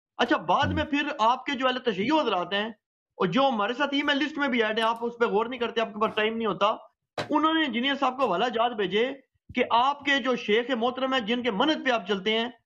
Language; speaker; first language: Urdu; native; Urdu